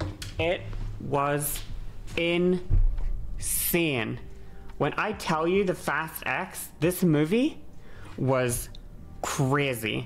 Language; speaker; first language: English; native; English